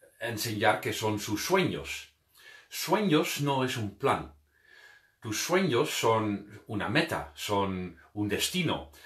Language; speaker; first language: Spanish; non-native, fluent; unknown